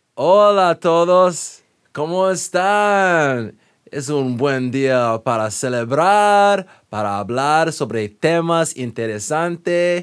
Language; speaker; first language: Spanish; non-native, learner; English